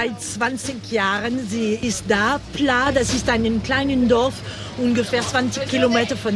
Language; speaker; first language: German; non-native, learner; French